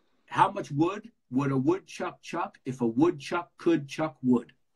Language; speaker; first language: English; native; English